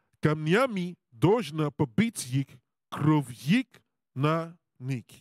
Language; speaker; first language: Russian; non-native, learner; Serbian